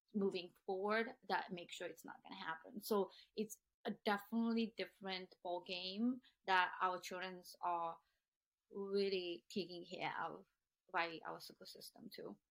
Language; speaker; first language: English; non-native, fluent; Japanese